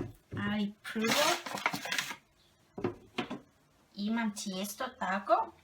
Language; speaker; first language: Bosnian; non-native, learner; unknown